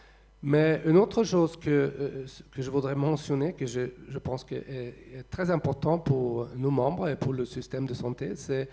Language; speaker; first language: French; non-native, fluent; Swedish